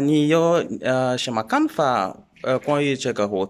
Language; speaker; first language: Chinese; non-native, learner; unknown